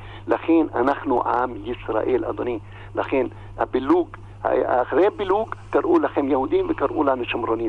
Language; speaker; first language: Hebrew; non-native, local second language; Arabic